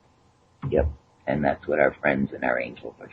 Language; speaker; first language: English; native; English